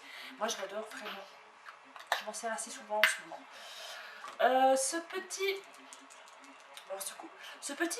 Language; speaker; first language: French; native; French